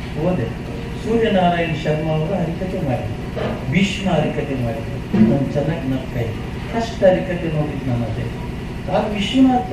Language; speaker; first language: Kannada; non-native, local second language; Telugu